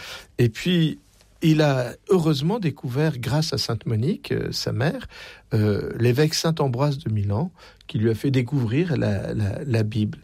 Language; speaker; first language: French; native; French